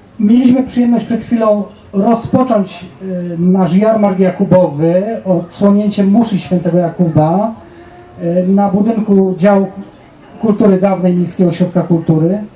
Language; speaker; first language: Polish; native; Polish